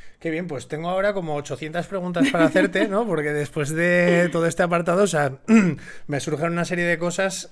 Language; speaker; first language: Spanish; native; Spanish